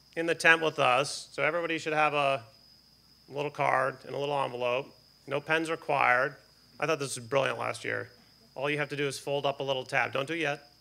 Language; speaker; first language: English; native; English